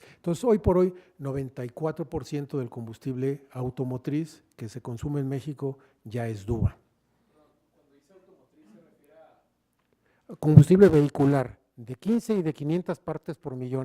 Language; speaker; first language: Spanish; native; Spanish